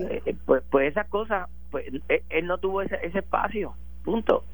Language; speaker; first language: Spanish; native; Spanish